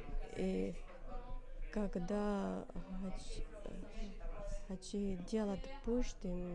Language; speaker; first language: Russian; non-native, learner; Finnish